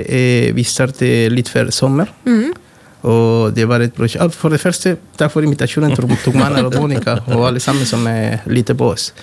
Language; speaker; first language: Norwegian; non-native, fluent; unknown